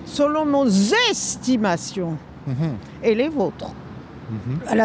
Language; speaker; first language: French; native; French